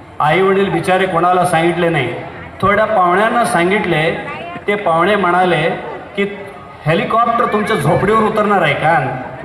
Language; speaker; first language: Marathi; non-native, local second language; Kannada